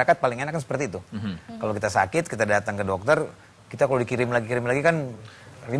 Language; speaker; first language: Indonesian; native; Indonesian